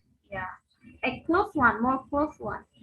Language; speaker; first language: English; non-native, fluent; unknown